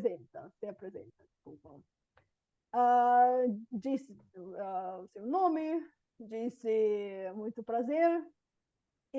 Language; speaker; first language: Portuguese; non-native, fluent; Bulgarian